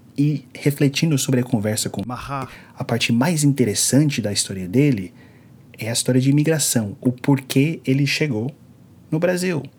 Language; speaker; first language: Portuguese; non-native, fluent; English